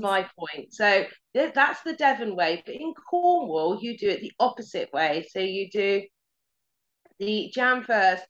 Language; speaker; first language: English; native; English